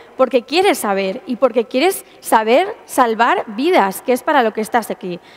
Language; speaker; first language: Spanish; native; Spanish